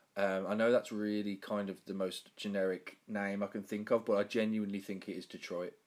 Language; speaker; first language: English; native; English